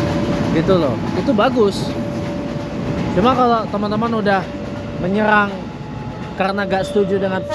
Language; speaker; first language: Indonesian; native; Indonesian